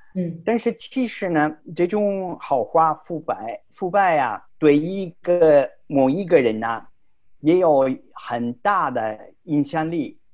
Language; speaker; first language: Chinese; non-native, fluent; Italian